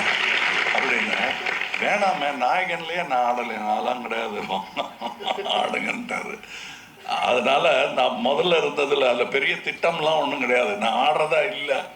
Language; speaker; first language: Tamil; native; Tamil